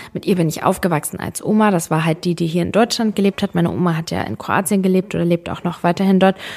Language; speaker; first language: German; early bilingual, other home language; Serbian